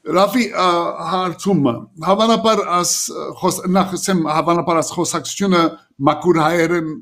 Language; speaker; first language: Armenian; early bilingual, heritage; Armenian